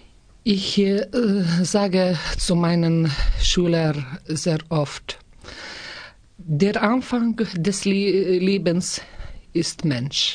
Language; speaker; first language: German; non-native, learner; Lithuanian